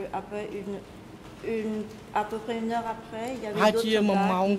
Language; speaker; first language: French; non-native, local second language; Khmer